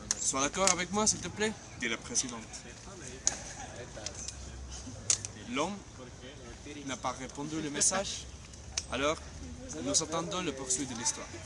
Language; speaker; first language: French; non-native, learner; Spanish